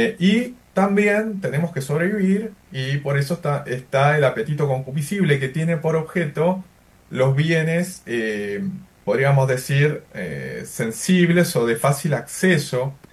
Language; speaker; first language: Spanish; native; Spanish